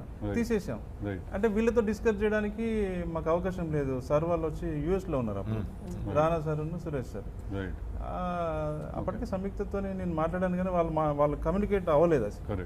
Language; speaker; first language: Telugu; native; Telugu